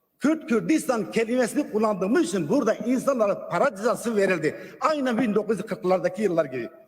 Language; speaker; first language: Turkish; non-native, local second language; Kurdish